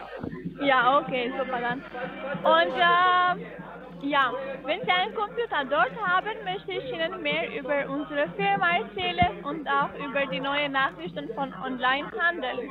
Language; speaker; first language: German; non-native, fluent; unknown